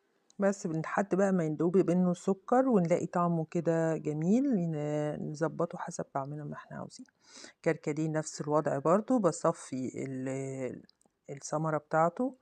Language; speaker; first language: Arabic; native; Arabic